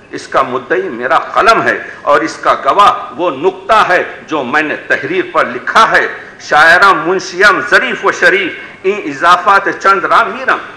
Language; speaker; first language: Urdu; native; Urdu